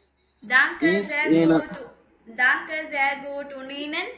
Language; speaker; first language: German; non-native, fluent; Tamil